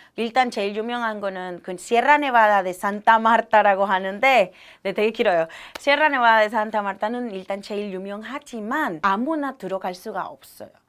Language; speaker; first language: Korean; non-native, fluent; Spanish